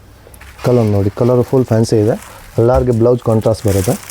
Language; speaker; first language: Kannada; non-native, local second language; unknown